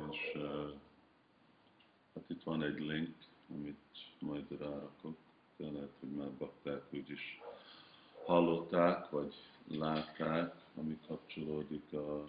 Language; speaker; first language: Hungarian; early bilingual, heritage; Hungarian